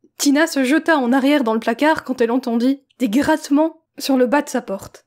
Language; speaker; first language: French; native; French